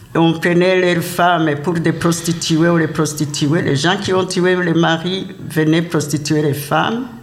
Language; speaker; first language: French; non-native, local second language; Rundi